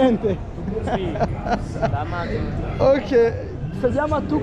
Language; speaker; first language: Portuguese; non-native, learner; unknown